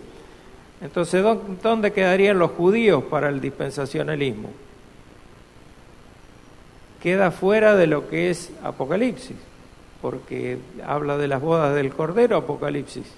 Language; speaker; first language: Spanish; native; Spanish